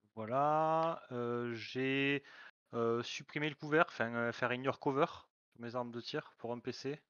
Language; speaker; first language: French; native; French